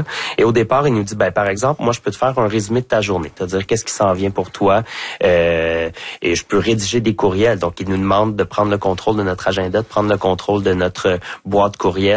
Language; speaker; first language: French; native; French